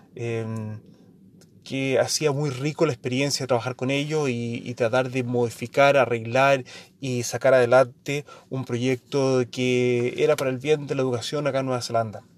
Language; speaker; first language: Spanish; early bilingual, heritage; Spanish